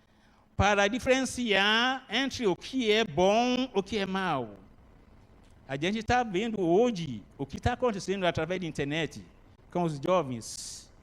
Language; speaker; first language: Portuguese; non-native, learner; Arabic